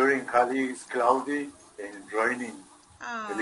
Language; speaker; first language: English; non-native, learner; Spanish